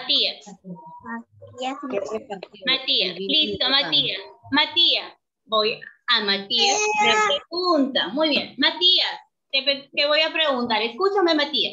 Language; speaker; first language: Spanish; native; Spanish